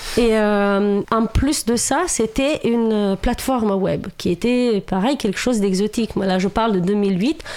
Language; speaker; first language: French; non-native, fluent; Romanian